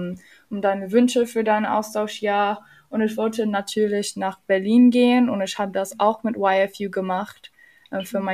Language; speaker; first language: German; non-native, learner; English